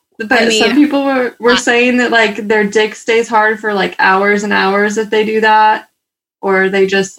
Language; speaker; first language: English; native; English